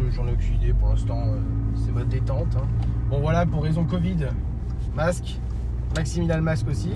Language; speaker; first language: French; native; French